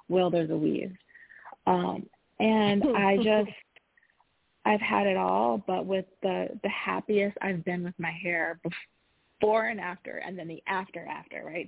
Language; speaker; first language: English; native; English